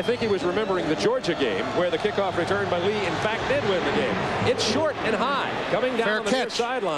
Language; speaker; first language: English; native; English